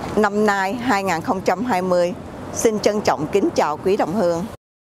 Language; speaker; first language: Vietnamese; native; Vietnamese